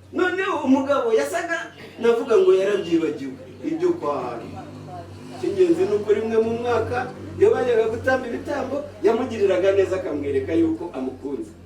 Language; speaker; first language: Kinyarwanda; early bilingual, heritage; Kinyarwanda